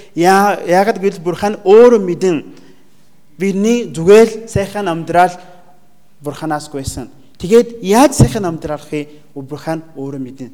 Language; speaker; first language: Mongolian; non-native, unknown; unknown